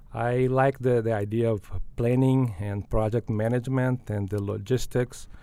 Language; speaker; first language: English; non-native, fluent; Portuguese